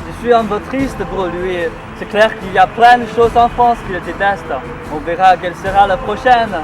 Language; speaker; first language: French; non-native, learner; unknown